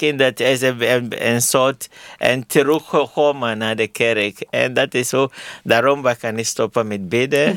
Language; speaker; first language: Dutch; non-native, learner; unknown